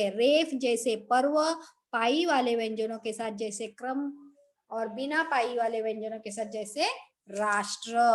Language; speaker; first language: Hindi; non-native, local second language; Marathi